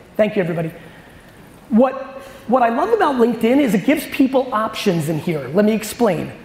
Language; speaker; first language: English; native; English